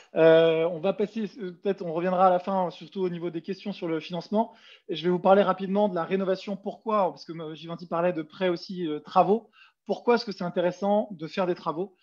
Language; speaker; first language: French; native; French